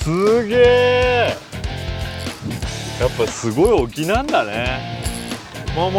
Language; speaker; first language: Japanese; native; Japanese